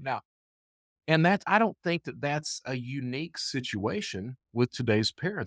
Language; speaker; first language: English; native; English